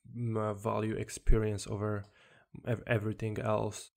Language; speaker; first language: English; non-native, fluent; Polish